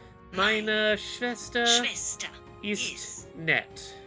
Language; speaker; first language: German; non-native, learner; English